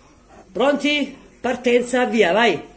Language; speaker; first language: Italian; native; Italian